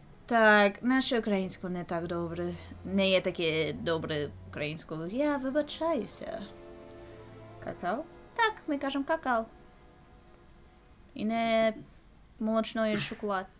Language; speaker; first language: Ukrainian; early bilingual, heritage; English